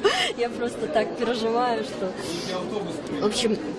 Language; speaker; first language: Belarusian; non-native, local second language; Russian